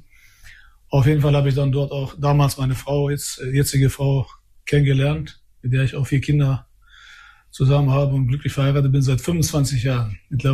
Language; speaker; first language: German; early bilingual, other home language; Albanian